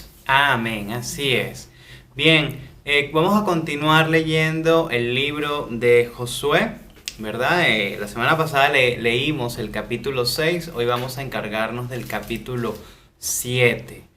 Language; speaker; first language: Spanish; native; Spanish